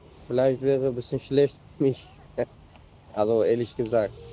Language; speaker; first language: German; non-native, fluent; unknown